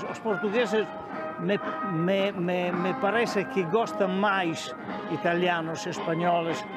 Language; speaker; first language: Portuguese; non-native, learner; Italian